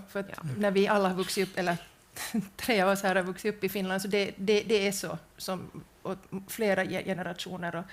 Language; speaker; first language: Swedish; native; Swedish